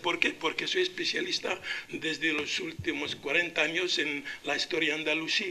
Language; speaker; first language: Spanish; non-native, local second language; Arabic